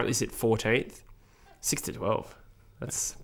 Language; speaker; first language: English; native; English